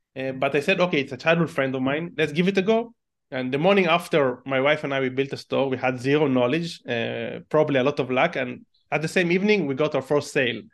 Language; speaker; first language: English; non-native, fluent; Hebrew